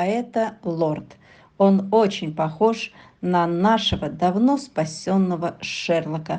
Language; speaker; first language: Russian; native; Russian